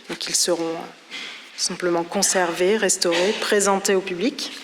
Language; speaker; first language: French; native; French